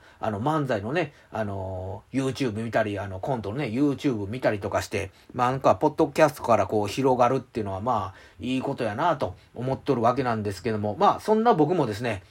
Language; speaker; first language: Japanese; native; Japanese